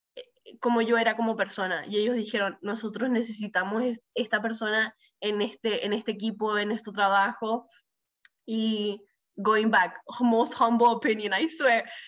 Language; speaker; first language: Spanish; early bilingual, heritage; Spanish